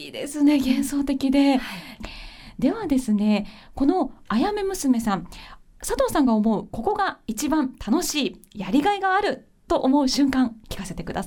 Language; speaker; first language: Japanese; native; Japanese